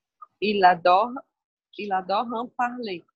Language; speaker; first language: French; non-native, learner; Portuguese